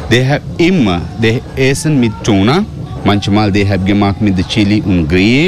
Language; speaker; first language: German; non-native, learner; Sinhala